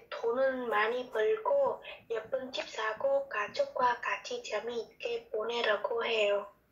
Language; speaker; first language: Korean; non-native, learner; Vietnamese